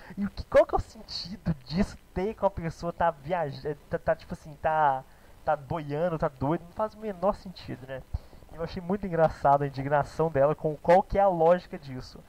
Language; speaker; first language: Portuguese; native; Portuguese